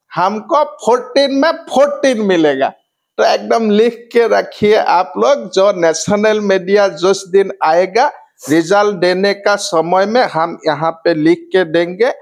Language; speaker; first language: Hindi; non-native, local second language; Assamese